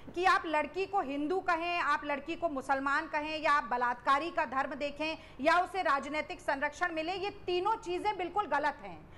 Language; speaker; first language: Hindi; native; Hindi